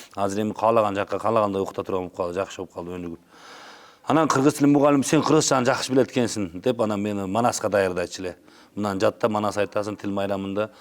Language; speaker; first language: Kyrgyz; non-native, local second language; Uzbek